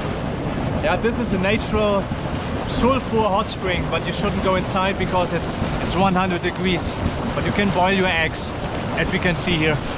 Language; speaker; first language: English; non-native, fluent; German